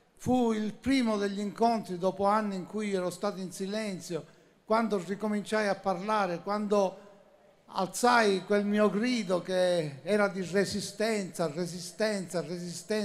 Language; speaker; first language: Italian; native; Italian